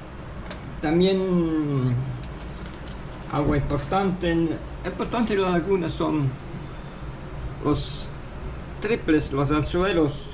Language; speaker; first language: Spanish; non-native, fluent; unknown